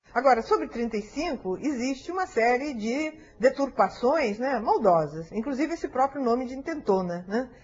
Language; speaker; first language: Portuguese; early bilingual, other home language; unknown